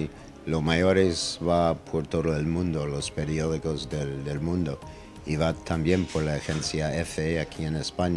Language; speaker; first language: Spanish; non-native, learner; English